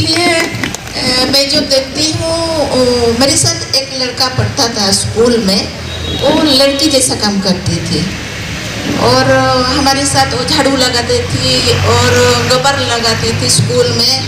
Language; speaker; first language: Hindi; non-native, local second language; Santali